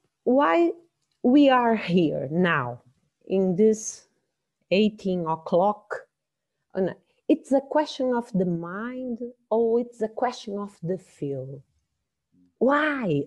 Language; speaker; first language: English; non-native, learner; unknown